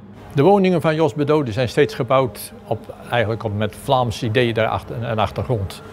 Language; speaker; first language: Dutch; native; Dutch